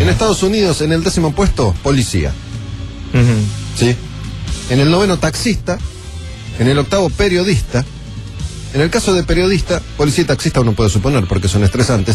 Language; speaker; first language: Spanish; native; Spanish